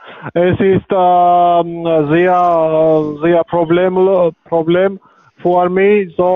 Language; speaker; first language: German; non-native, learner; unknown